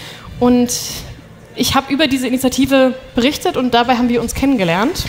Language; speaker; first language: German; native; German